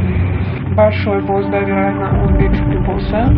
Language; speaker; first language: Russian; non-native, learner; Uzbek